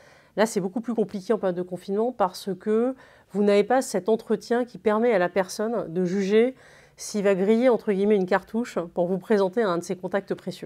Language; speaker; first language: French; native; French